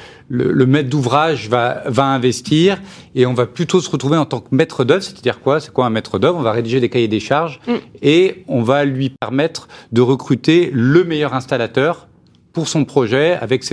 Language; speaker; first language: French; native; French